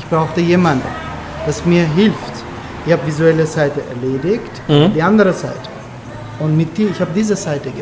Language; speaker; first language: German; non-native, learner; Turkish